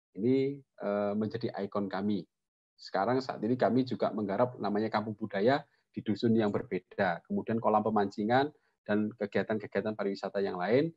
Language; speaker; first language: Indonesian; non-native, local second language; Javanese